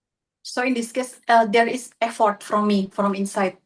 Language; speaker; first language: English; non-native, learner; Indonesian